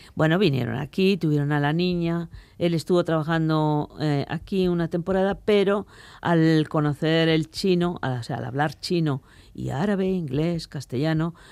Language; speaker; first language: Spanish; native; Spanish